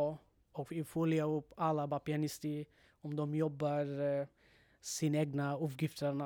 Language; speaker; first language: Swedish; non-native, learner; Bangla